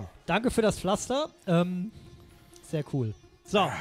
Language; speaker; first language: German; native; German